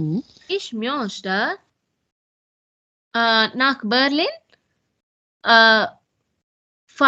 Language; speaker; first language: German; non-native, learner; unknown